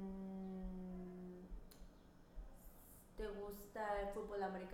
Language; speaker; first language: Spanish; early bilingual, heritage; Spanish